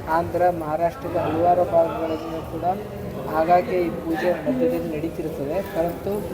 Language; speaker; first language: Kannada; native; Kannada